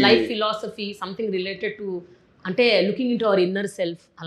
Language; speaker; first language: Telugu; native; Telugu